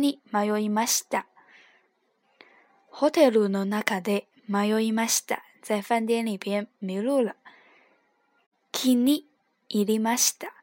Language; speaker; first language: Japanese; non-native, fluent; Chinese